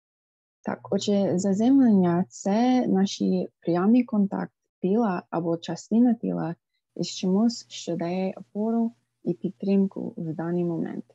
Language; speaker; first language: Ukrainian; non-native, fluent; English